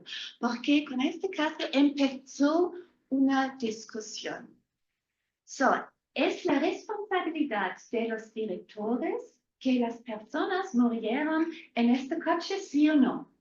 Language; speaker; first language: Spanish; non-native, fluent; German